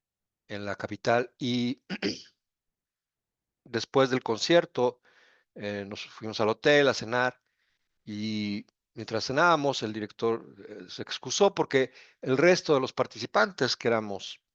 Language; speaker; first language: Spanish; native; Spanish